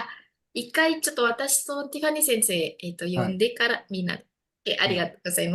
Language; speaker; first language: Japanese; non-native, fluent; Indonesian